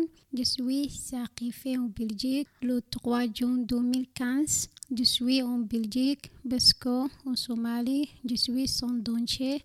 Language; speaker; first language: French; non-native, learner; Somali